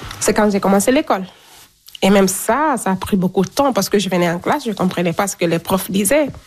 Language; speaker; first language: French; non-native, local second language; Fula